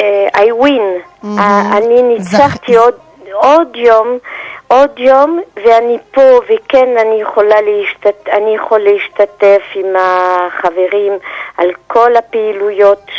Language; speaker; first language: Hebrew; non-native, fluent; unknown